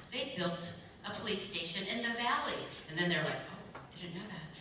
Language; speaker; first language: English; early bilingual, other home language; Korean